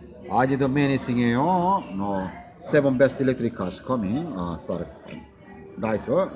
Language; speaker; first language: English; non-native, learner; Korean